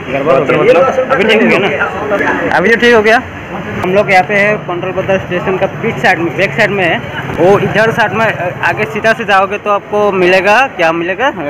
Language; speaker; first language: Hindi; non-native, local second language; Assamese